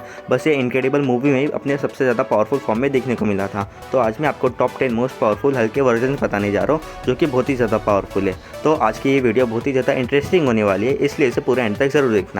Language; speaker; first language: Hindi; native; Hindi